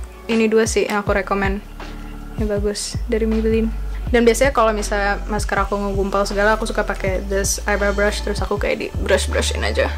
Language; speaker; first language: Indonesian; native; Indonesian